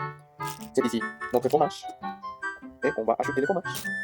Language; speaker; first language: French; non-native, learner; Spanish